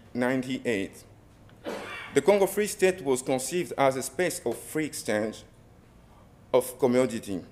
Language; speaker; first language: English; non-native, fluent; French